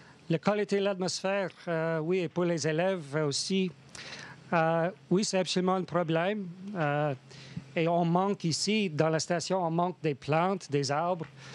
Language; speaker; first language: French; non-native, fluent; English